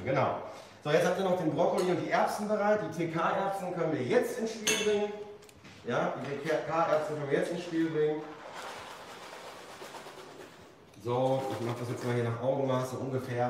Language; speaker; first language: German; native; German